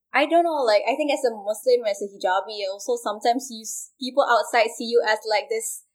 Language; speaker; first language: English; non-native, local second language; Malay